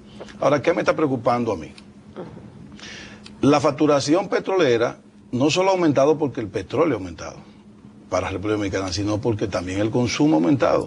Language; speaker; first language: Spanish; native; Spanish